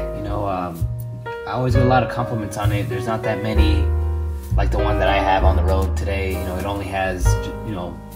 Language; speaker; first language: English; native; English